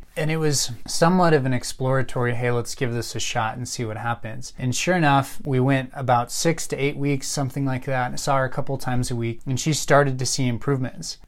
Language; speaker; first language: English; native; English